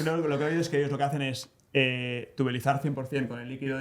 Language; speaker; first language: Spanish; native; Spanish